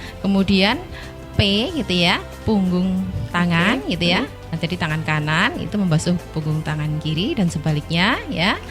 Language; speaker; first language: Indonesian; native; Indonesian